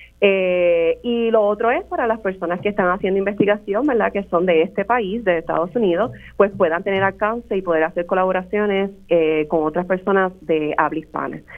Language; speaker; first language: Spanish; native; Spanish